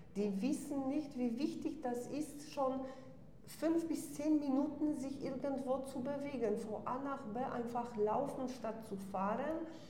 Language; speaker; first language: German; non-native, fluent; Polish